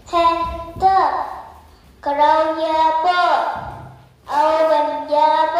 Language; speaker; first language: English; non-native, learner; Vietnamese